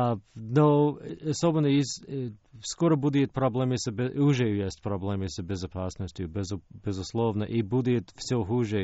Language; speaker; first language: Russian; non-native, fluent; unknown